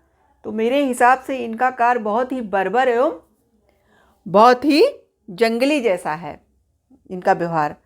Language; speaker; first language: Hindi; native; Hindi